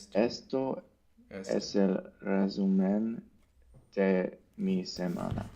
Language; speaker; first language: Spanish; non-native, learner; English